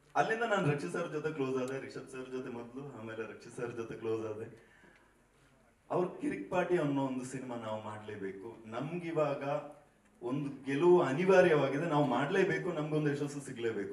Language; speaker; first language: Kannada; non-native, local second language; Tulu